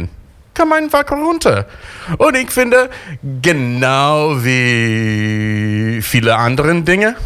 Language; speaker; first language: German; non-native, fluent; English